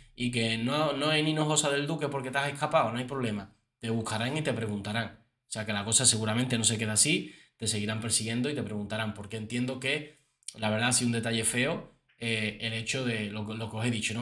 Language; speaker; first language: Spanish; native; Spanish